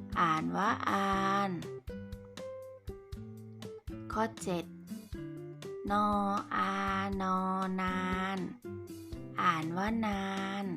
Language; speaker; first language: Thai; native; Thai